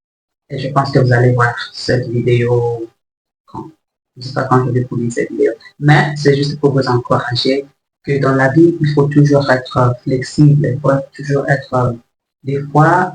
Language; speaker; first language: French; non-native, learner; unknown